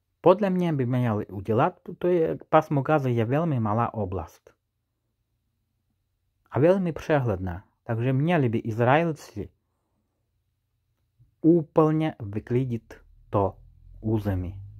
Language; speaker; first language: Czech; non-native, fluent; Ukrainian